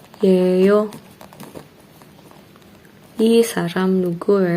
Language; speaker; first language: Korean; non-native, learner; Indonesian